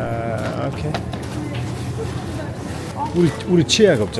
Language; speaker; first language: Korean; non-native, fluent; Mongolian